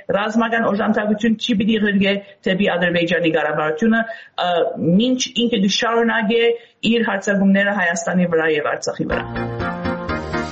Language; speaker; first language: Armenian; early bilingual, heritage; Armenian